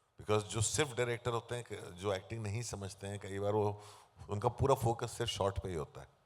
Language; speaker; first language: Hindi; native; Hindi